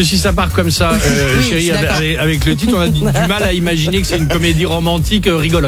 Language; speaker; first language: French; native; French